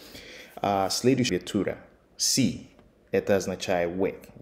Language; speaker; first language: Russian; non-native, fluent; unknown